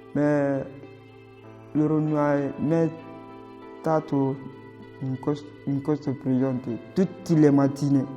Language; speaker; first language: Italian; non-native, learner; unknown